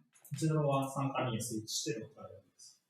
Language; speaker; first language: Japanese; native; Japanese